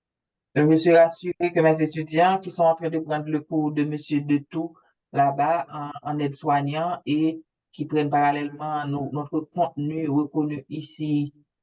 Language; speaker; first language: French; native; French